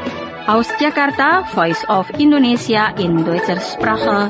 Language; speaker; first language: German; non-native, fluent; Indonesian